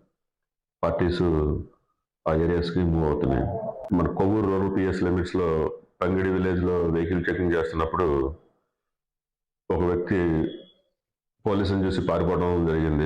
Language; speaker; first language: Telugu; native; Telugu